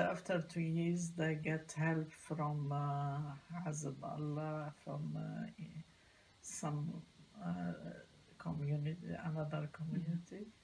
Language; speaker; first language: English; non-native, learner; Arabic